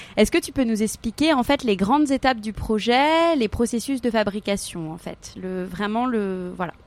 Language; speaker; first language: French; native; French